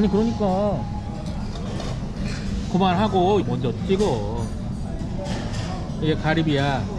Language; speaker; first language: Korean; native; Korean